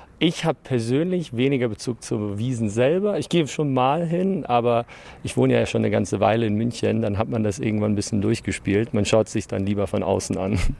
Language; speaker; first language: German; early bilingual, other home language; English